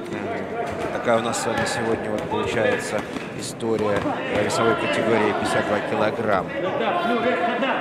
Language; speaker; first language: Russian; native; Russian